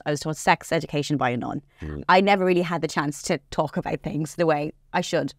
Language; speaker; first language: English; native; English